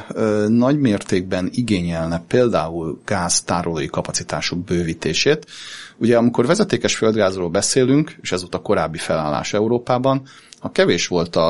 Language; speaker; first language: Hungarian; native; Hungarian